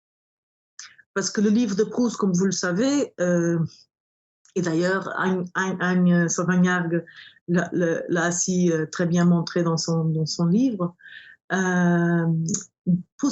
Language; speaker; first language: French; non-native, fluent; Portuguese